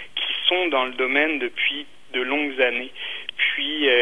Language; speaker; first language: French; native; French